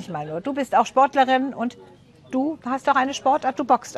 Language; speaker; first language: German; native; German